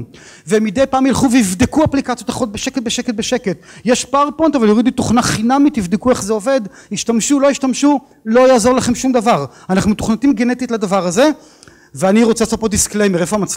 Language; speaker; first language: Hebrew; native; Hebrew